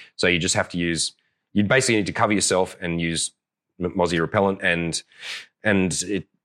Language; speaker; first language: English; native; English